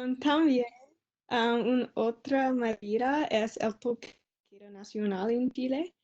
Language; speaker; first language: Spanish; non-native, learner; English